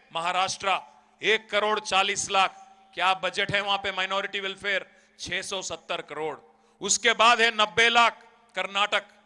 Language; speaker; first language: Hindi; non-native, local second language; Telugu